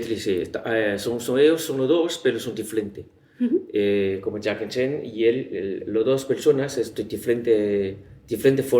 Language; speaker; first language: Spanish; non-native, learner; Chinese